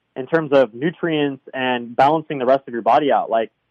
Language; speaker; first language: English; native; English